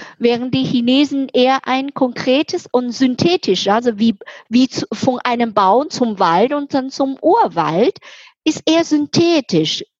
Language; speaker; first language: German; non-native, fluent; Chinese